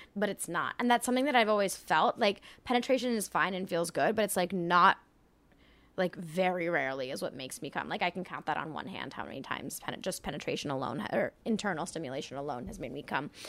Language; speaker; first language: English; early bilingual, other home language; French